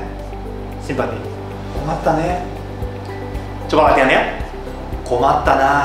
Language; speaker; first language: Indonesian; non-native, fluent; Japanese